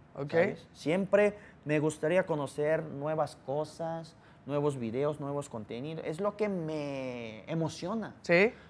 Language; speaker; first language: Spanish; early bilingual, other home language; Korean